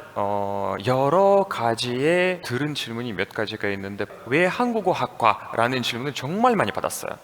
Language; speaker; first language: Korean; non-native, fluent; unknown